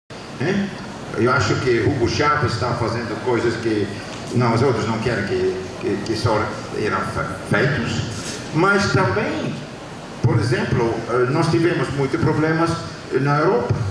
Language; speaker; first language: Portuguese; non-native, fluent; Dutch